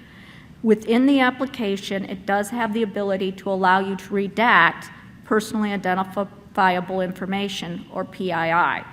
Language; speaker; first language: English; native; English